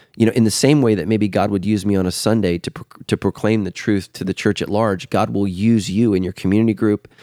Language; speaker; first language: English; native; English